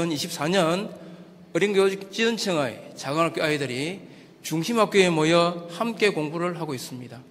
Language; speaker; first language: Korean; native; Korean